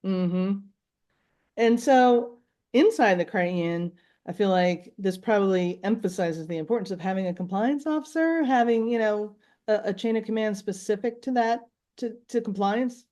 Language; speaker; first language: English; native; English